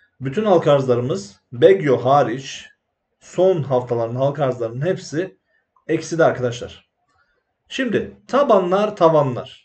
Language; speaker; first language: Turkish; native; Turkish